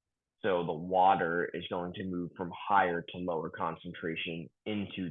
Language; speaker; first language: English; native; English